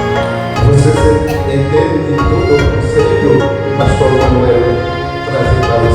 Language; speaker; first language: Portuguese; non-native, learner; Haitian Creole